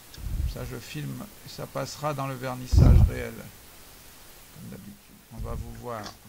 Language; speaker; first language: French; native; French